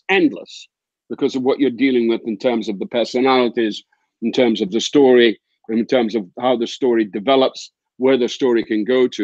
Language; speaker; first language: English; native; English